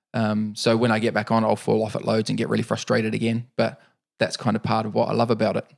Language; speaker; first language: English; native; English